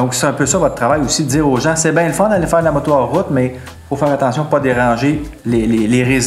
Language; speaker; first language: French; native; French